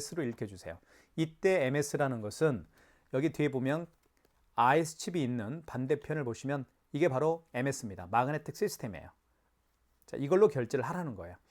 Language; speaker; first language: Korean; native; Korean